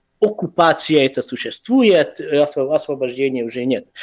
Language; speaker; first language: Russian; non-native, fluent; Hungarian